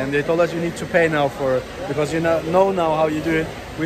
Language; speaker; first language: English; non-native, fluent; German